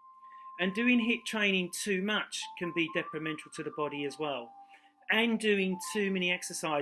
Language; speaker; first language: English; native; English